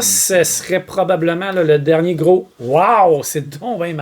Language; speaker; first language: French; native; French